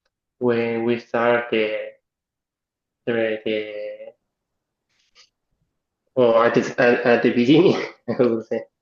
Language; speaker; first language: English; non-native, learner; Spanish